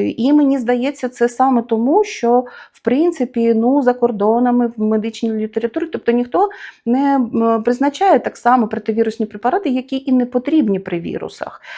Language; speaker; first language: Ukrainian; native; Ukrainian